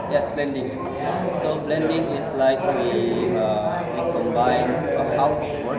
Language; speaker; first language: English; non-native, learner; Indonesian